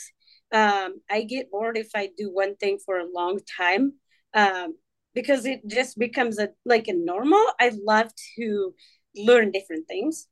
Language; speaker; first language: English; non-native, fluent; Arabic